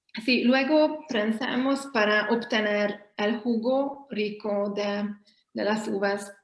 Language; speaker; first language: Spanish; non-native, fluent; Hungarian